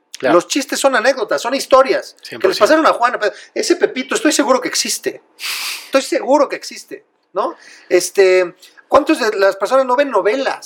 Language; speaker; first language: Spanish; native; Spanish